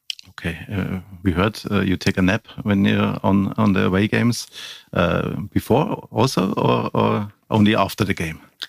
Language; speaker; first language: English; non-native, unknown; German